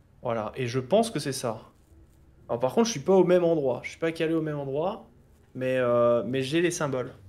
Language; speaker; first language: French; native; French